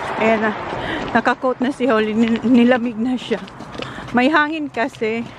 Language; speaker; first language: Filipino; non-native, local second language; Bikol